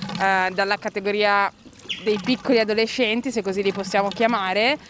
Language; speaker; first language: Italian; native; Italian